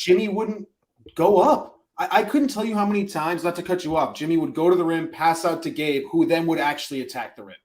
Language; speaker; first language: English; native; English